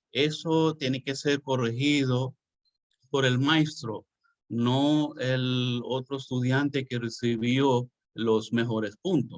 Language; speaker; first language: Spanish; non-native, learner; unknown